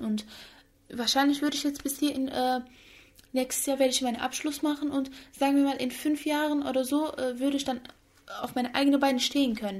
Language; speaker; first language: German; early bilingual, other home language; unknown